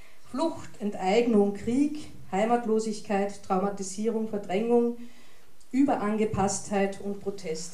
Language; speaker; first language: German; native; German